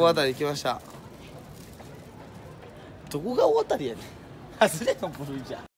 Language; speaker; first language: Japanese; native; Japanese